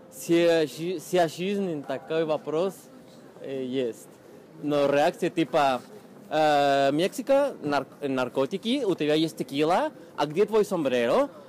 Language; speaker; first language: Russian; non-native, fluent; Spanish